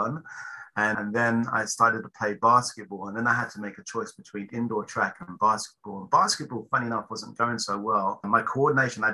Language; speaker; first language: English; native; English